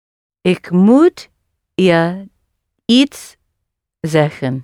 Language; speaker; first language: Dutch; non-native, learner; English